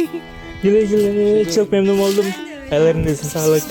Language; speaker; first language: Turkish; non-native, fluent; Indonesian